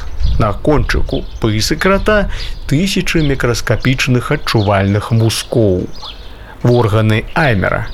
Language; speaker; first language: Belarusian; native; Belarusian